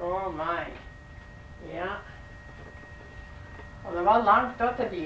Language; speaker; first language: Norwegian; early bilingual, heritage; Norwegian